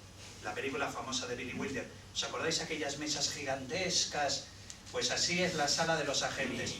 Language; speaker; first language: Spanish; native; Spanish